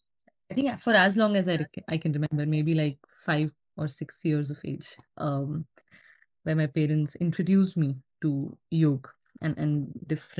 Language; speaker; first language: English; non-native, local second language; Hindi